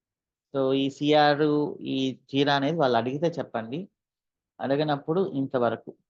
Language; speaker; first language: Telugu; native; Telugu